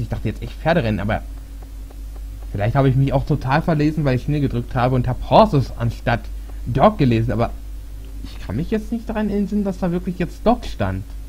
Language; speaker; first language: German; native; German